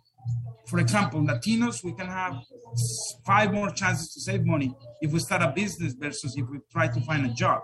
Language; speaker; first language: English; non-native, fluent; Spanish